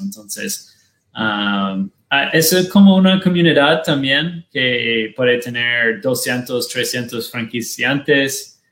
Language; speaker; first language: Spanish; non-native, learner; Portuguese